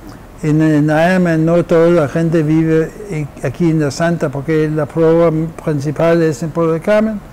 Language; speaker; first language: Spanish; non-native, fluent; Danish